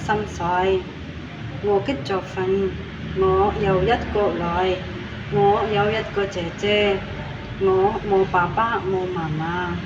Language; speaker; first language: Cantonese; non-native, learner; Indonesian